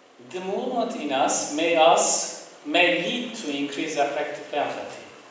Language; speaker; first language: English; non-native, fluent; Turkish